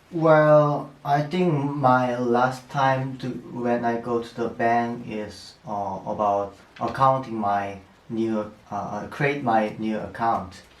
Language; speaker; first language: English; non-native, learner; Korean